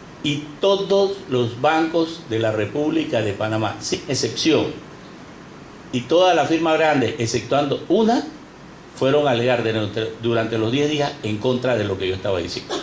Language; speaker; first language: Spanish; native; Spanish